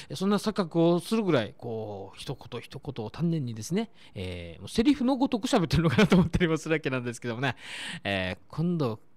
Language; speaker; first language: Japanese; native; Japanese